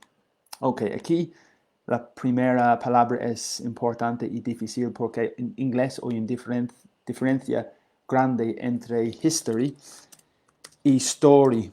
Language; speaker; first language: Spanish; non-native, learner; English